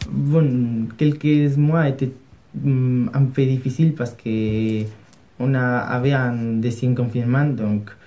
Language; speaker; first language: French; non-native, learner; Spanish